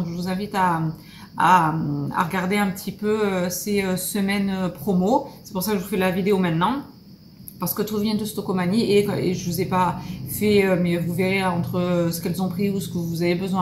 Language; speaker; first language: French; native; French